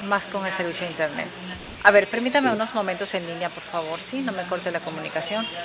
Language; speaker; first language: Spanish; native; Spanish